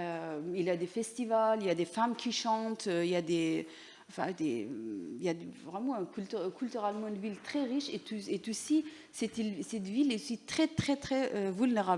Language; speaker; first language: French; non-native, learner; Persian